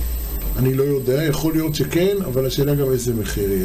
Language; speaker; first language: Hebrew; native; Hebrew